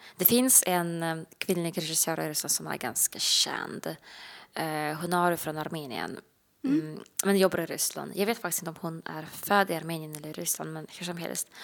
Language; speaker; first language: Swedish; non-native, fluent; Russian